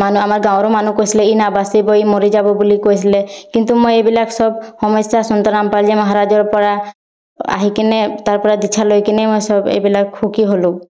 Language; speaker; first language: Assamese; non-native, local second language; Bodo